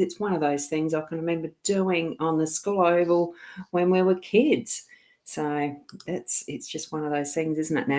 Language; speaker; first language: English; native; English